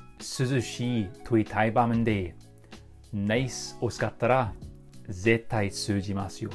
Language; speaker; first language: Japanese; non-native, fluent; English